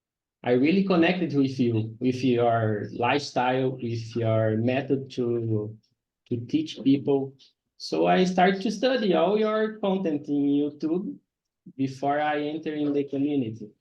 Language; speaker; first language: English; non-native, learner; Portuguese